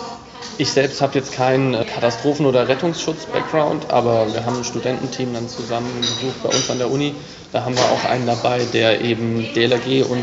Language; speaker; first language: German; native; German